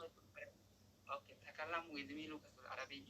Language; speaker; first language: Arabic; non-native, learner; Oromo